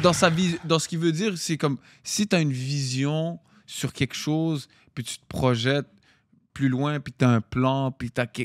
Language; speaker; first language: French; native; French